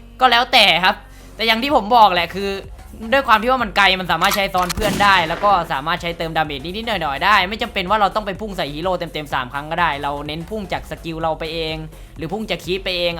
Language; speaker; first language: Thai; native; Thai